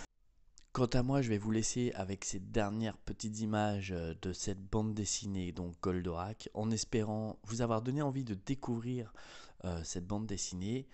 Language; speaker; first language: French; native; French